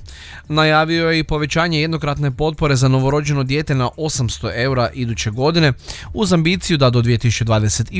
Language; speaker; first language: Croatian; native; Croatian